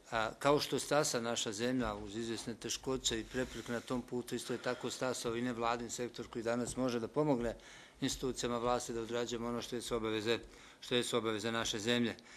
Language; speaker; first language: Bosnian; native; Bosnian